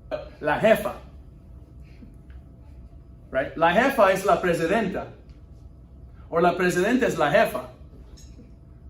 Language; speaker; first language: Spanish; non-native, fluent; English